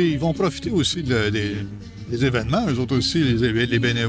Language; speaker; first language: French; native; French